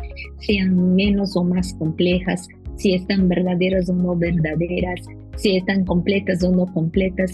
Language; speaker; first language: Spanish; non-native, fluent; Portuguese